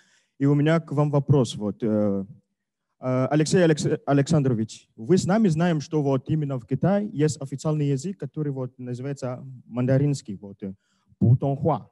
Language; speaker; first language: Russian; non-native, fluent; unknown